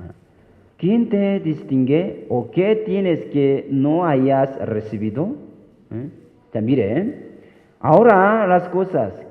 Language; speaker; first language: Spanish; non-native, fluent; Korean